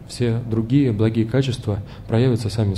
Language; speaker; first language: Russian; native; Russian